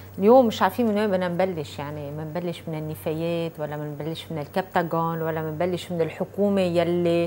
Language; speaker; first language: Arabic; native; Arabic